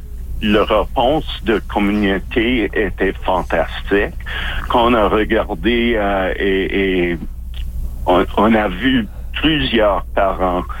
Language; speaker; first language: French; non-native, local second language; English